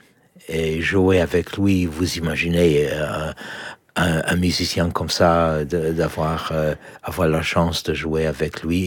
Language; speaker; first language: French; non-native, fluent; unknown